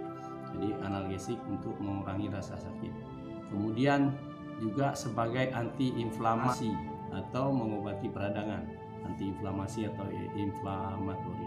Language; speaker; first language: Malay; non-native, local second language; Achinese